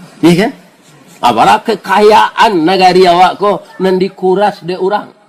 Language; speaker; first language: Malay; non-native, local second language; Minangkabau